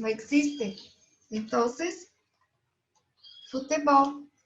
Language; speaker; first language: Spanish; non-native, fluent; Portuguese